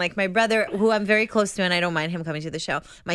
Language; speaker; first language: English; non-native, fluent; Hebrew